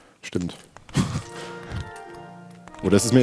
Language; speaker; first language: German; native; German